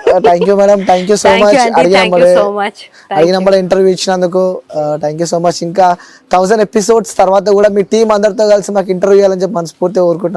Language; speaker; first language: Telugu; native; Telugu